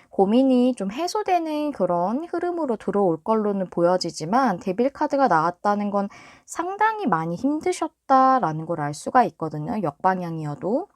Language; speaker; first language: Korean; native; Korean